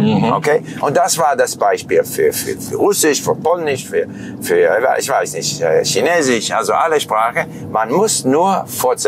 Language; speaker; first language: German; non-native, fluent; English